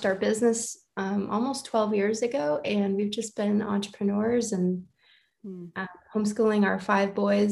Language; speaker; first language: English; native; English